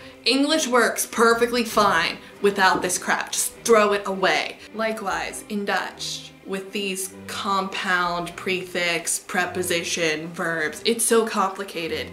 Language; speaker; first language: English; native; English